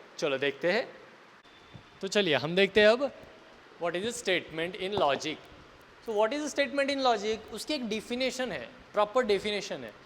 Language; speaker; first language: Hindi; non-native, local second language; Marathi